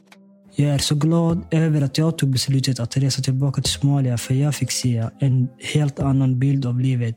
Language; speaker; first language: Swedish; early bilingual, other home language; Somali